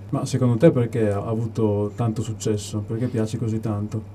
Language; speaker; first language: Italian; native; Italian